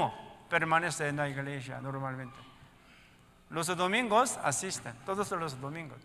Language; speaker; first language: Spanish; non-native, learner; Korean